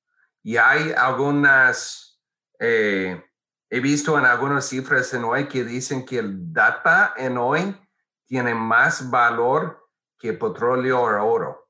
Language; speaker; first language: Spanish; non-native, fluent; English